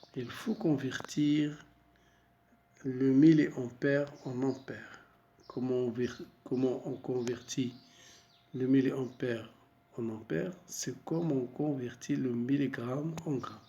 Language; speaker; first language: French; non-native, local second language; Arabic